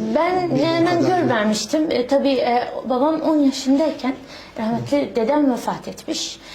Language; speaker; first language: Turkish; early bilingual, heritage; Arabic